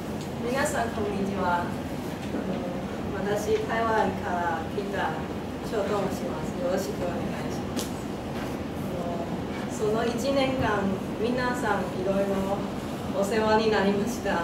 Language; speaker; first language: Japanese; non-native, learner; Chinese